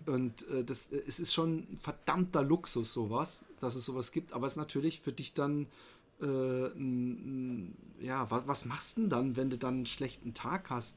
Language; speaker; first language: German; native; German